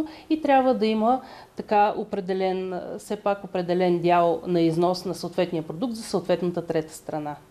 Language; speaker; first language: Bulgarian; native; Bulgarian